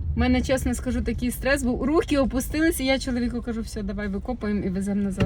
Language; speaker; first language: Ukrainian; non-native, local second language; Russian